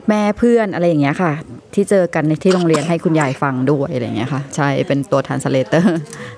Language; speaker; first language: Thai; native; Thai